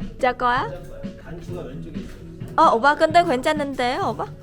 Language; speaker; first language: Korean; non-native, learner; Vietnamese